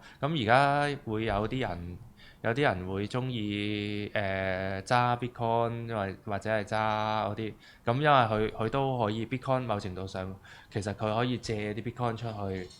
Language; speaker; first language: Cantonese; native; Cantonese